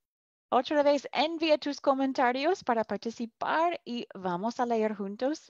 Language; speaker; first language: Spanish; non-native, fluent; English